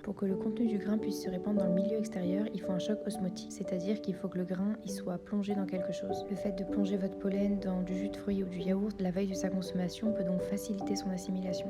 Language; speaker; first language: French; native; French